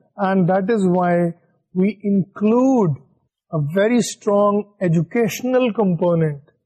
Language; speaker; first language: English; non-native, local second language; Urdu